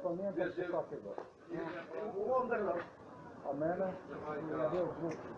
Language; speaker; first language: Polish; non-native, learner; Slovenian